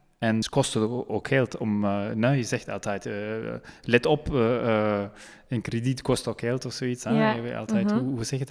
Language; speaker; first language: Dutch; non-native, local second language; French